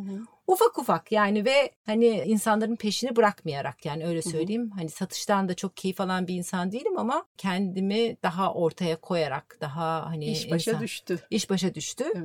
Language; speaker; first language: Turkish; native; Turkish